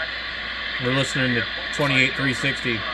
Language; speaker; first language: English; native; English